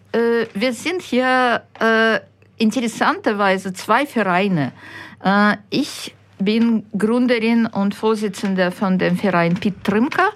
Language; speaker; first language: German; non-native, fluent; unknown